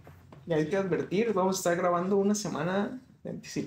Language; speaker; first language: Spanish; native; Spanish